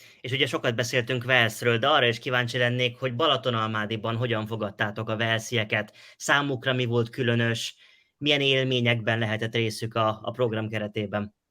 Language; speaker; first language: Hungarian; native; Hungarian